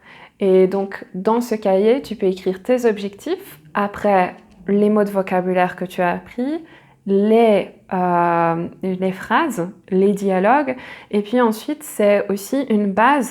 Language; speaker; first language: French; native; French